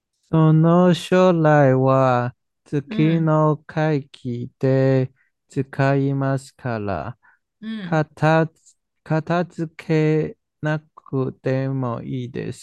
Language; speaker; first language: Japanese; non-native, learner; Chinese